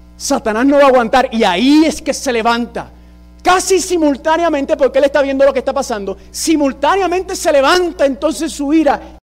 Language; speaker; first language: Spanish; early bilingual, heritage; Spanish